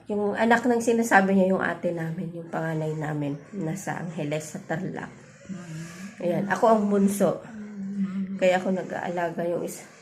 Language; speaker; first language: Filipino; native; Filipino